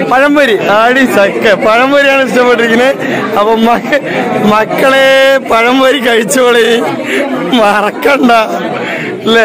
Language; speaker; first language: Malayalam; native; Malayalam